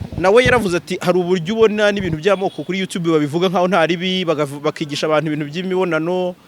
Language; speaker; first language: Kinyarwanda; native; Kinyarwanda